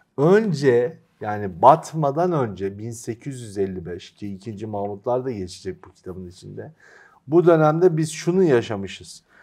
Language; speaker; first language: Turkish; native; Turkish